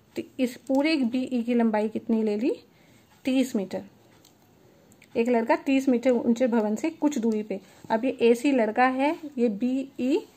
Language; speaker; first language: Hindi; native; Hindi